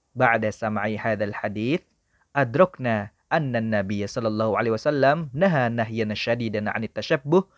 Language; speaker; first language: Arabic; non-native, fluent; Indonesian